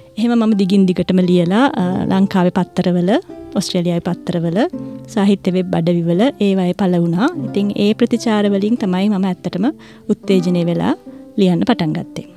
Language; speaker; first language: Sinhala; early bilingual, other home language; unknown